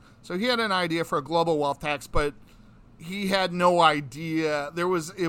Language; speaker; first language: English; native; English